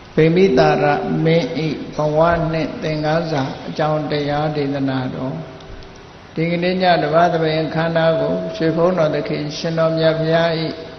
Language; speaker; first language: Burmese; native; Burmese